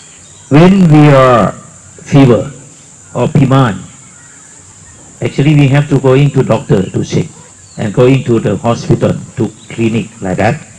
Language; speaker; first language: English; non-native, learner; Thai